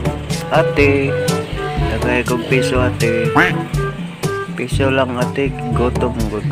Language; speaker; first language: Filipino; non-native, local second language; Cebuano